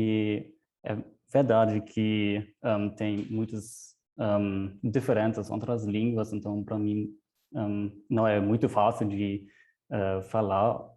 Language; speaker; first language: Portuguese; non-native, fluent; German